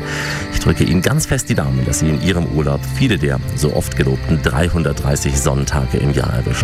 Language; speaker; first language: German; native; German